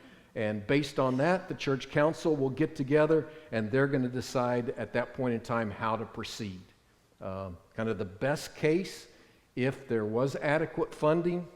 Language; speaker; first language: English; native; English